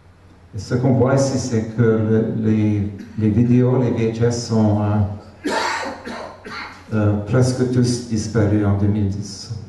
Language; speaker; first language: French; non-native, fluent; Hungarian